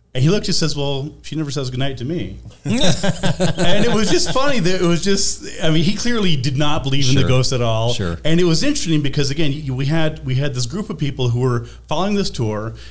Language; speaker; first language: English; native; English